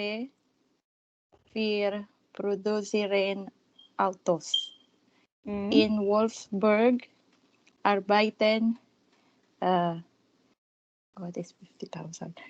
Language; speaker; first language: German; non-native, learner; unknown